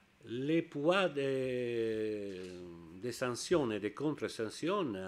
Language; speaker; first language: French; non-native, learner; Italian